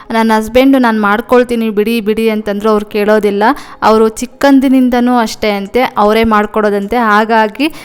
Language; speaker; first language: Kannada; non-native, local second language; Telugu